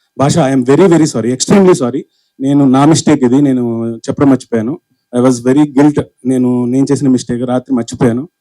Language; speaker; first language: Telugu; native; Telugu